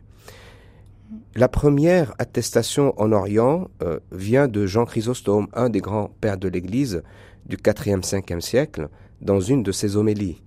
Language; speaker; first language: French; non-native, local second language; Arabic